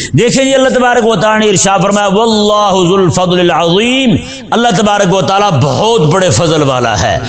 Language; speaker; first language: Urdu; non-native, local second language; Punjabi